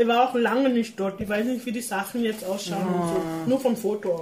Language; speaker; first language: German; non-native, learner; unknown